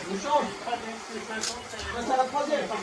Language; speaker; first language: French; native; French